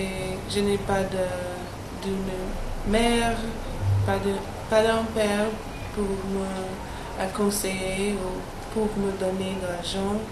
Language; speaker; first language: French; non-native, learner; English